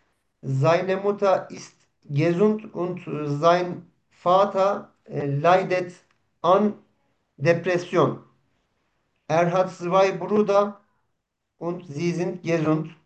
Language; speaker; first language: German; non-native, fluent; Turkish